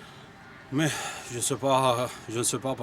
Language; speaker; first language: French; non-native, fluent; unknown